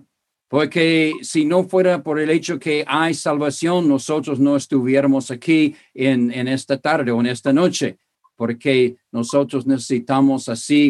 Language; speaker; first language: Spanish; non-native, fluent; English